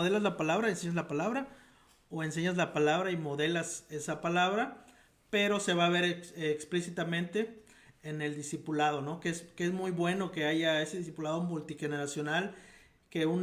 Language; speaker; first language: Spanish; native; Spanish